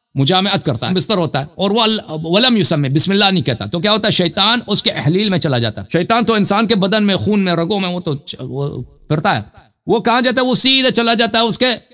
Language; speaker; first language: Urdu; non-native, fluent; Persian